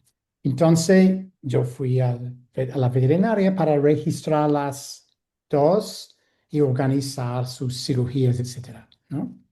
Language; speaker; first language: Spanish; non-native, fluent; English